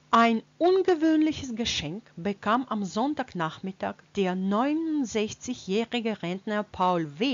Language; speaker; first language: German; non-native, fluent; Russian